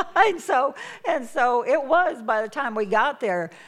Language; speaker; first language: English; native; English